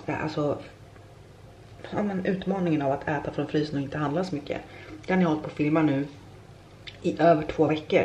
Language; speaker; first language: Swedish; native; Swedish